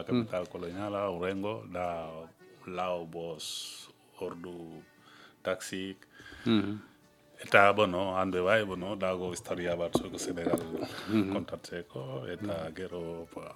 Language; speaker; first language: Basque; non-native, learner; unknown